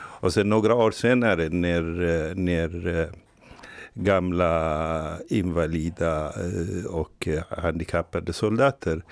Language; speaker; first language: Swedish; non-native, fluent; Tigrinya